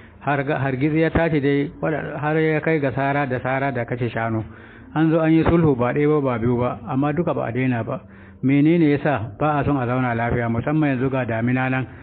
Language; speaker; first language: Hausa; non-native, local second language; Fula